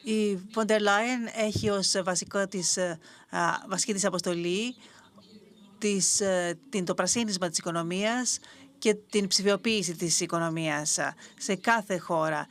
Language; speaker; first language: Greek; native; Greek